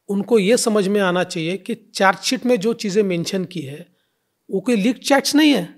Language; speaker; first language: Hindi; non-native, local second language; Marathi